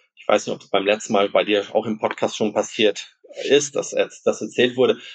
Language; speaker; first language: German; non-native, local second language; Low German